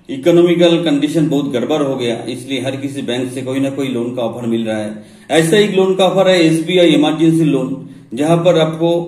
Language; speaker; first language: Hindi; non-native, local second language; Bangla